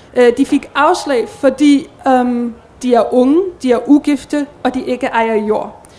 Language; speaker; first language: Danish; native; Danish